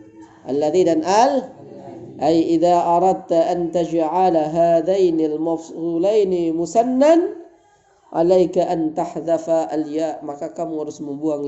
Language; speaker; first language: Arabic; non-native, fluent; Indonesian